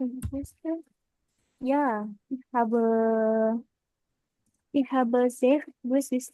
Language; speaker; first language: German; non-native, learner; Indonesian